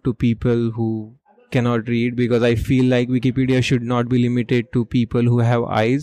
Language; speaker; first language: English; non-native, local second language; Marathi